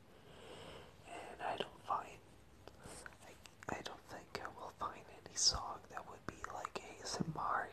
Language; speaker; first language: English; non-native, fluent; Spanish